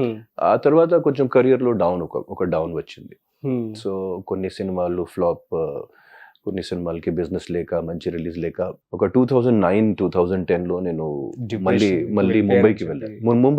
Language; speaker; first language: Telugu; non-native, local second language; Hindi